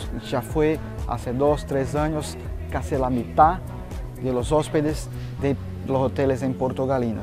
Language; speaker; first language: Spanish; non-native, fluent; Portuguese